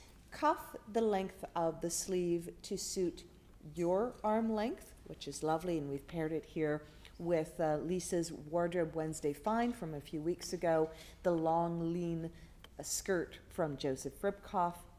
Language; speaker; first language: English; native; English